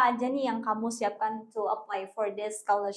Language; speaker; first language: Indonesian; native; Indonesian